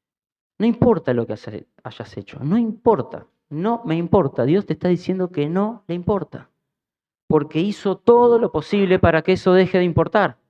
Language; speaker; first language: Spanish; native; Spanish